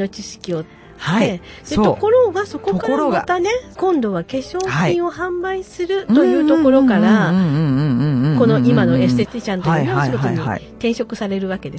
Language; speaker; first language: Japanese; native; Japanese